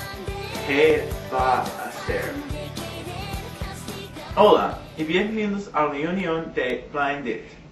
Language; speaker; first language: Spanish; non-native, learner; English